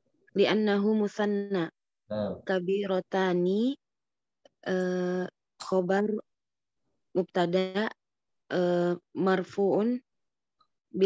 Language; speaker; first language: Arabic; non-native, learner; Indonesian